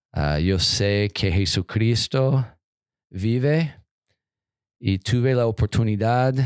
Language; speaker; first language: Spanish; non-native, learner; English